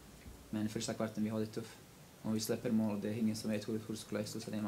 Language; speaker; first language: Swedish; non-native, local second language; Kurdish